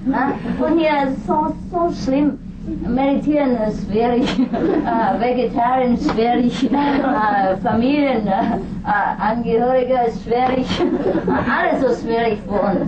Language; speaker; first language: German; non-native, learner; Vietnamese